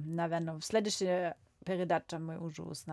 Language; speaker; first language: Russian; non-native, learner; German